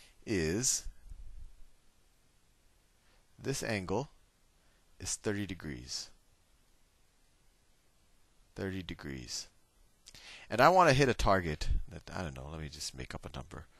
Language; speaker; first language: English; native; English